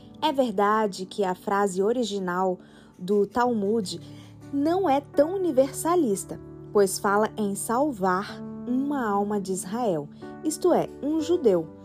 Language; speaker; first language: Portuguese; native; Portuguese